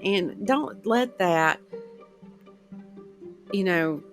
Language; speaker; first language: English; native; English